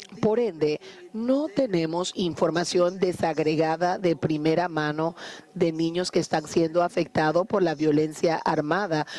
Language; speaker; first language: Spanish; non-native, fluent; Haitian Creole